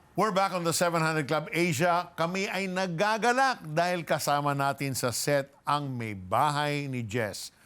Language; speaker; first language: Filipino; native; Filipino